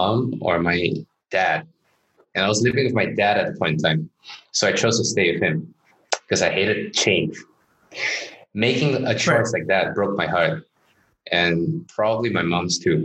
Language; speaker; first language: English; non-native, local second language; Chinese